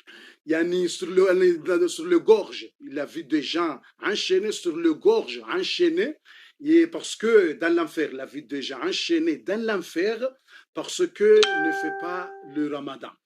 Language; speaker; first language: French; non-native, fluent; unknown